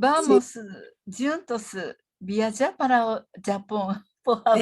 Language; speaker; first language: Portuguese; non-native, learner; Japanese